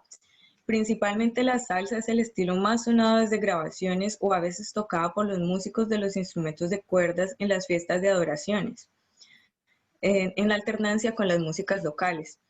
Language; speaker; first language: Spanish; native; Spanish